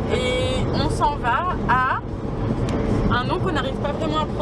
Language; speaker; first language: French; native; French